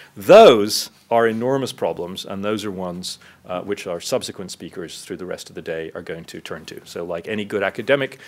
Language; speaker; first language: English; native; English